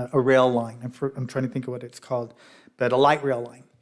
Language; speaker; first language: English; native; English